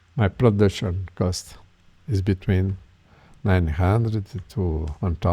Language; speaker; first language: English; non-native, learner; Portuguese